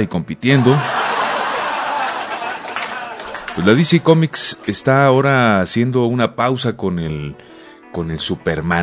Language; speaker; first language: Spanish; native; Spanish